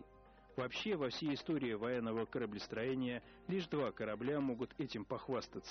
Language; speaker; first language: Russian; native; Russian